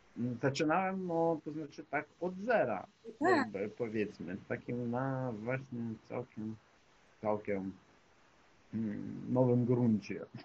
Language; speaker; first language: Polish; non-native, fluent; Ukrainian